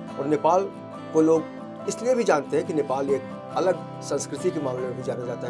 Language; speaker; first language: Hindi; native; Hindi